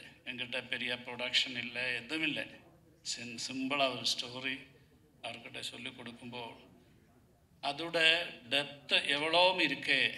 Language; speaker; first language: Tamil; non-native, learner; Malayalam